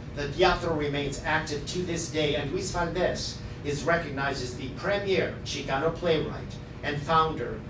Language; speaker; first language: English; native; English